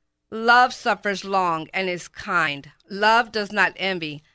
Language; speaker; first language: English; native; English